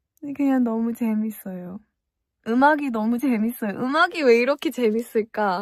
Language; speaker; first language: Korean; early bilingual, heritage; English